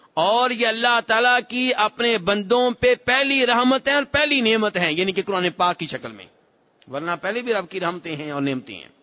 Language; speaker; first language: Urdu; native; Urdu